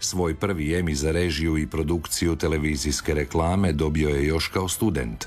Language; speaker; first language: Croatian; native; Croatian